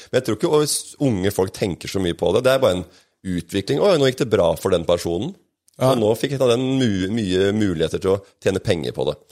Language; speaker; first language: Norwegian; native; Norwegian